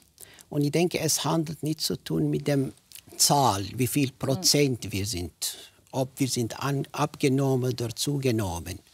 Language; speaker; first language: German; non-native, fluent; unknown